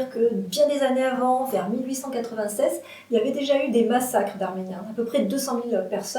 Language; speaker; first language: French; native; French